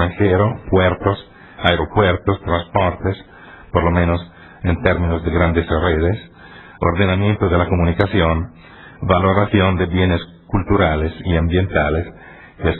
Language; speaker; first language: Spanish; non-native, fluent; Italian